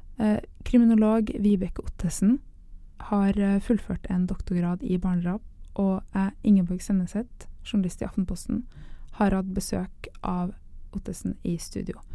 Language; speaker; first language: Norwegian; native; Norwegian